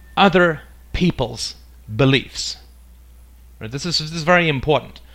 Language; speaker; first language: English; native; English